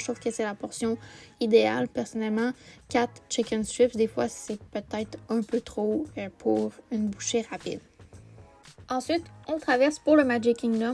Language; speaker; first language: French; native; French